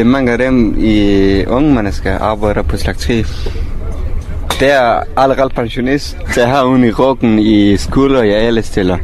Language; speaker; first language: Danish; non-native, fluent; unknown